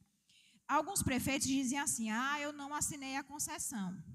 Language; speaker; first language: Portuguese; native; Portuguese